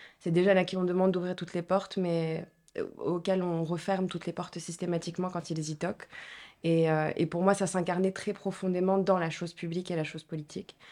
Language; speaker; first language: French; non-native, local second language; Arabic